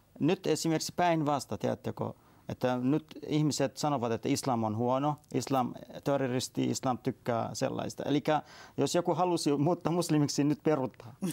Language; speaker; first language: Finnish; non-native, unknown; Arabic